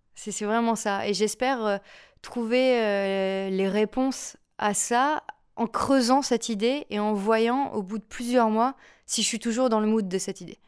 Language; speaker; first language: French; native; French